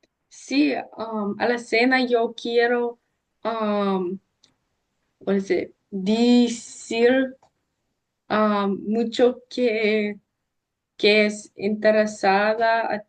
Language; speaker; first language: Spanish; non-native, learner; English